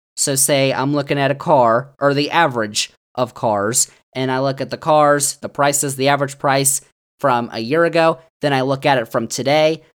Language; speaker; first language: English; native; English